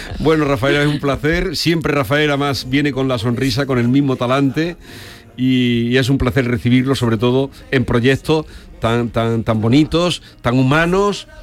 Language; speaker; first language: Spanish; native; Spanish